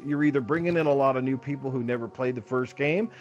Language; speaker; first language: English; native; English